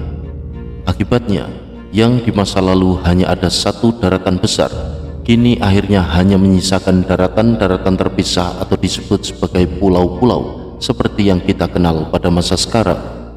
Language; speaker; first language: Indonesian; native; Indonesian